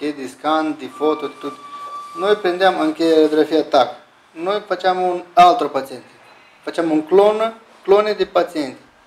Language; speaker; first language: Italian; non-native, learner; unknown